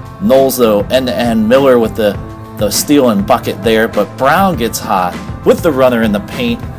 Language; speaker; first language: English; native; English